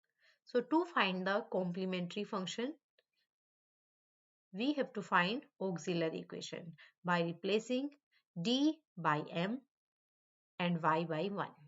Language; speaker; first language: English; non-native, local second language; Hindi